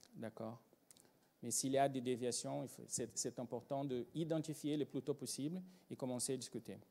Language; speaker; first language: French; non-native, fluent; Portuguese